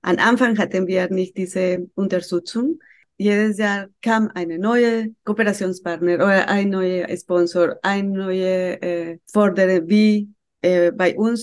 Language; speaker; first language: German; non-native, fluent; Spanish